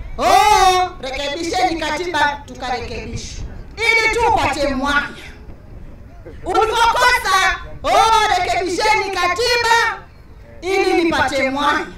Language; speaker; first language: Swahili; native; Swahili